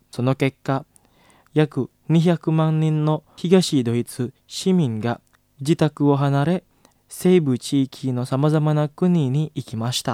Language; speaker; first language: Japanese; non-native, fluent; Indonesian